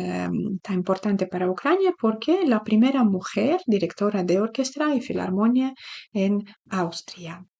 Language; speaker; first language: Spanish; non-native, fluent; Ukrainian